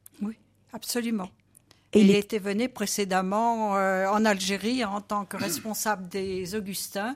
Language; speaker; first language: French; native; French